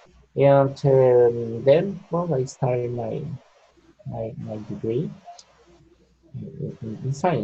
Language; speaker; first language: English; non-native, learner; Spanish